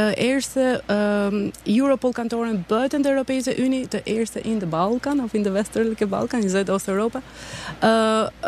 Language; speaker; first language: Dutch; non-native, fluent; Albanian